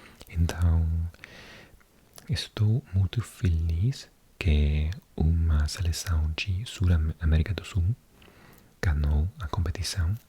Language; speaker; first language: Portuguese; non-native, learner; English